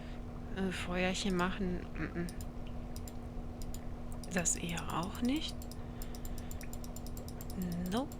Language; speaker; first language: German; native; German